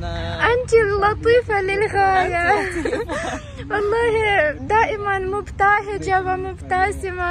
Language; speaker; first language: Arabic; non-native, fluent; Ukrainian